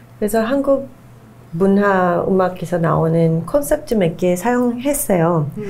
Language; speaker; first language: Korean; non-native, fluent; English